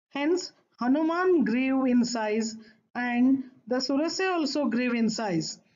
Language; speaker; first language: English; non-native, local second language; Kannada